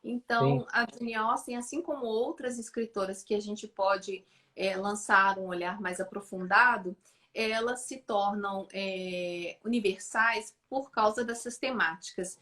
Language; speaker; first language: Portuguese; native; Portuguese